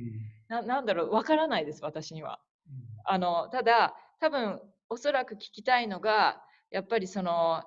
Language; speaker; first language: Japanese; native; Japanese